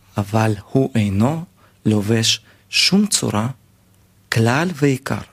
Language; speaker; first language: Hebrew; native; Hebrew